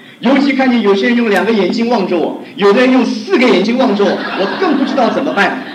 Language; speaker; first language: Chinese; non-native, local second language; Hakka Chinese